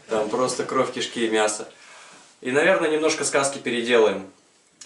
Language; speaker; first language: Russian; native; Russian